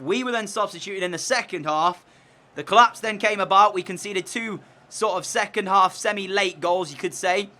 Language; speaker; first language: English; native; English